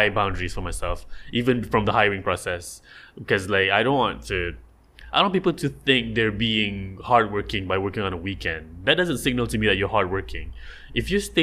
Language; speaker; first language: English; non-native, local second language; Malay